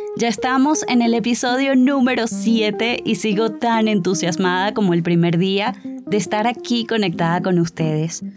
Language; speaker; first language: Spanish; native; Spanish